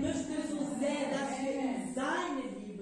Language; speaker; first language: German; non-native, fluent; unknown